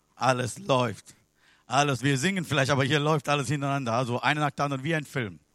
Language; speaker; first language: German; non-native, learner; Sinhala